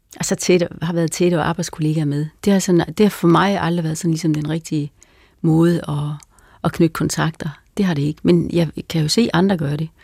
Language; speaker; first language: Danish; native; Danish